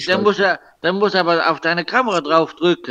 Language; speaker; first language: German; non-native, local second language; Luxembourgish